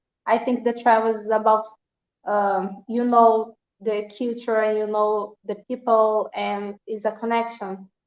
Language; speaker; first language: English; non-native, learner; Portuguese